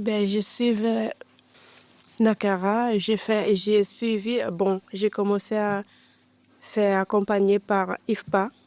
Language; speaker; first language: French; non-native, learner; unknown